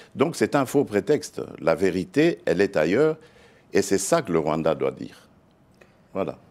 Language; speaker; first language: French; non-native, local second language; Luba-Lulua